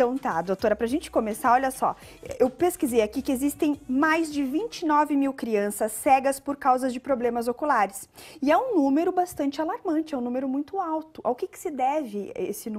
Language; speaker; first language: Portuguese; native; Portuguese